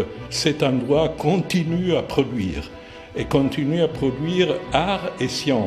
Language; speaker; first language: French; non-native, fluent; Italian